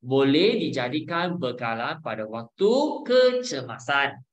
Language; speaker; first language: Malay; non-native, local second language; Chinese